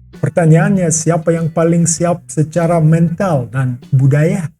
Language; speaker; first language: Indonesian; non-native, fluent; Russian